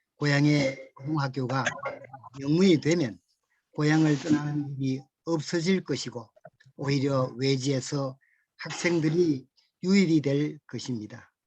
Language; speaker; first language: Korean; native; Korean